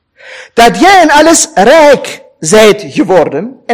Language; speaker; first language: Dutch; non-native, fluent; German